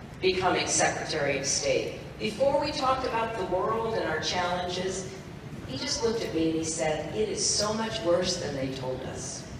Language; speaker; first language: English; native; English